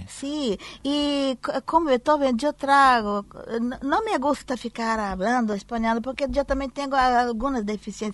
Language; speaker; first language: Spanish; non-native, learner; Portuguese